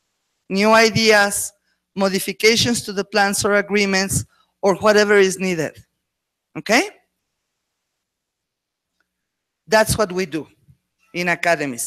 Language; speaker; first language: English; non-native, fluent; Spanish